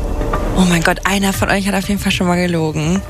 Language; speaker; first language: German; native; German